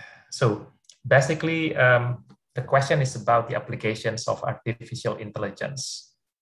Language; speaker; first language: English; non-native, fluent; Indonesian